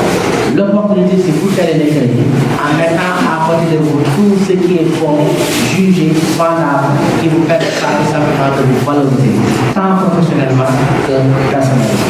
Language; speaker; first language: French; non-native, local second language; Wolof